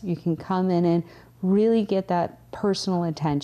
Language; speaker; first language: English; native; English